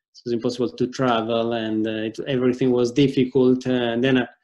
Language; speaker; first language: English; non-native, fluent; Italian